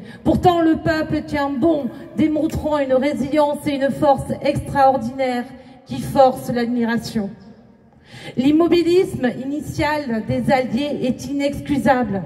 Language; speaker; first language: French; native; French